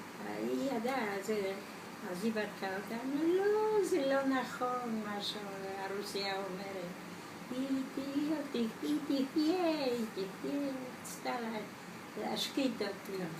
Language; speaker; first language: Hebrew; non-native, fluent; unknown